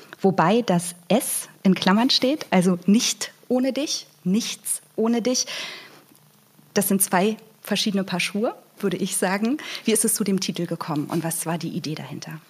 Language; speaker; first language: German; native; German